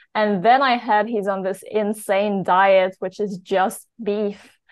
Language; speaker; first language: English; non-native, fluent; Polish